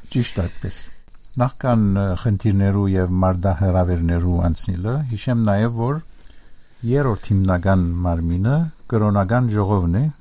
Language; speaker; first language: Armenian; native; Armenian